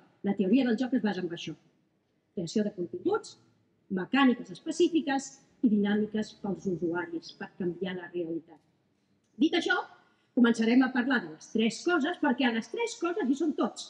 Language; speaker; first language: Catalan; native; Catalan